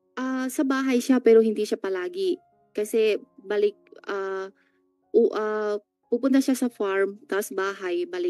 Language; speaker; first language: Filipino; non-native, learner; Chinese